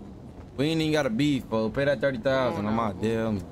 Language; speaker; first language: English; native; English